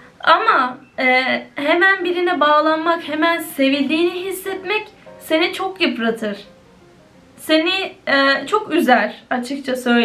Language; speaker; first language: Turkish; native; Turkish